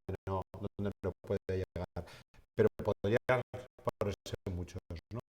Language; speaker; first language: Spanish; native; Spanish